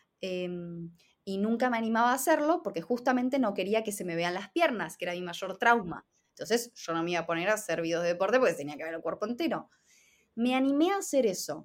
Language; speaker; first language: Spanish; native; Spanish